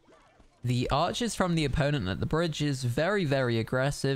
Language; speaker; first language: English; native; English